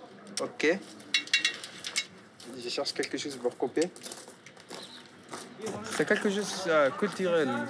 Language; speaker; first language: French; non-native, learner; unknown